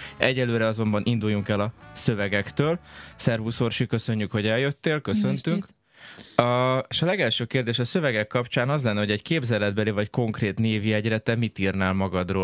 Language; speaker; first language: Hungarian; native; Hungarian